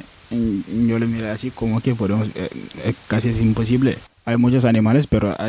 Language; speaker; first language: Spanish; non-native, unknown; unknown